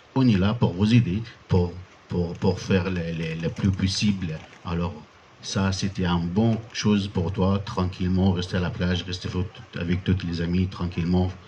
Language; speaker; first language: French; non-native, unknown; Arabic